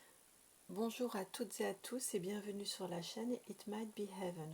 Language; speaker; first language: French; native; French